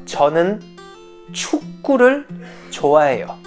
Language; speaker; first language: Korean; non-native, fluent; French